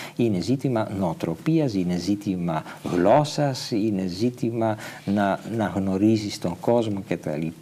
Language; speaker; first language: Greek; non-native, fluent; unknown